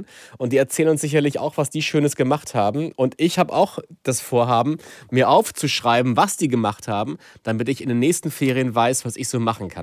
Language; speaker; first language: German; native; German